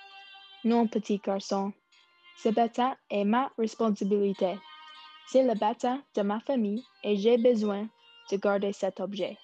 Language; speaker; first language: French; non-native, learner; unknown